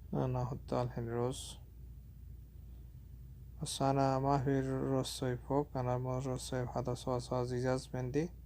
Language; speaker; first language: Arabic; non-native, learner; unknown